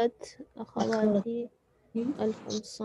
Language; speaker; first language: Arabic; non-native, learner; Urdu